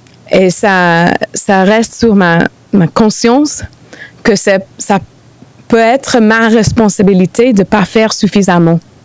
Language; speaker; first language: French; non-native, fluent; English